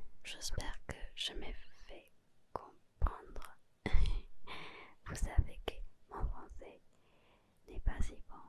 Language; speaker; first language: French; non-native, learner; Spanish